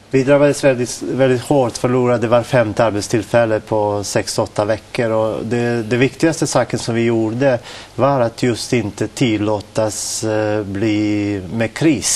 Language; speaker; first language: Swedish; non-native, fluent; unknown